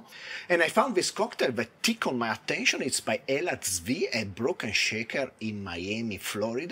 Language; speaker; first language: English; non-native, fluent; Italian